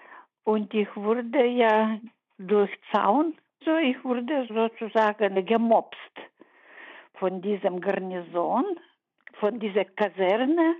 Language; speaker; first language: German; early bilingual, heritage; German